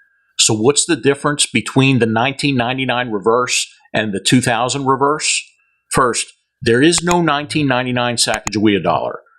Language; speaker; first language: English; native; English